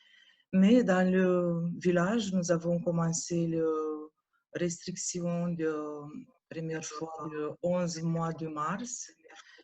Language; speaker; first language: French; non-native, learner; Romanian